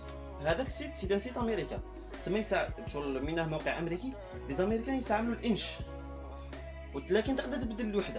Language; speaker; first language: Arabic; native; Arabic